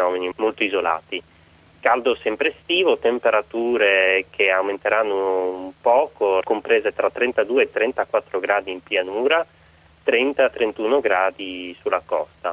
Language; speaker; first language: Italian; native; Italian